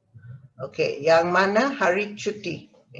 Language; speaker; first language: Indonesian; non-native, fluent; Tamil